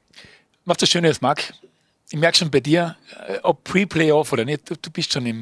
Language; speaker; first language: German; native; German